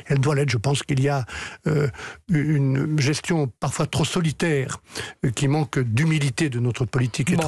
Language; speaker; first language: French; native; French